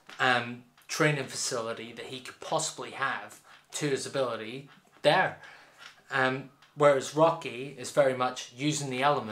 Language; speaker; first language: English; native; English